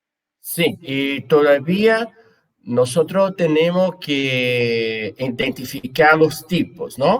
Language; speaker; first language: Spanish; non-native, fluent; Portuguese